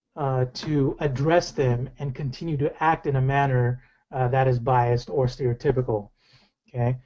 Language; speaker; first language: English; native; English